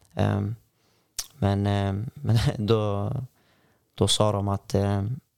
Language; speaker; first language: Swedish; native; Swedish